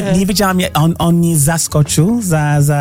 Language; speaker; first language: Polish; non-native, learner; English